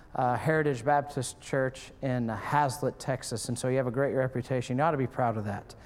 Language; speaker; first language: English; native; English